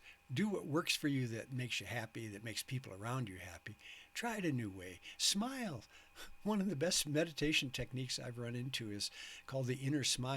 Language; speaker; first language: English; native; English